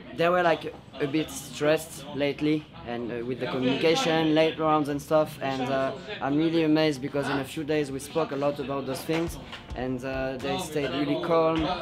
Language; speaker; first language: English; non-native, fluent; French